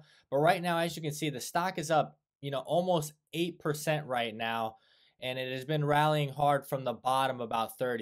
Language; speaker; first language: English; native; English